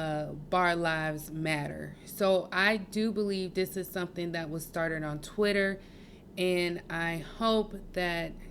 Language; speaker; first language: English; native; English